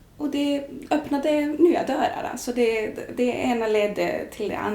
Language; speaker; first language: Swedish; non-native, fluent; Greek